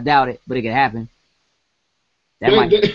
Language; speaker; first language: English; native; English